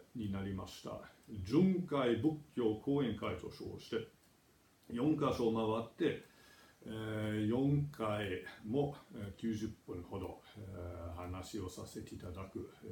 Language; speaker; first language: Japanese; non-native, fluent; German